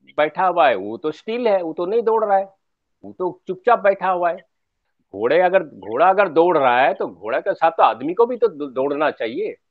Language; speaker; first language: Hindi; non-native, local second language; Bangla